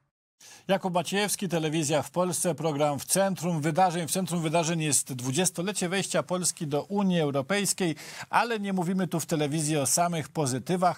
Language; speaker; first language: Polish; native; Polish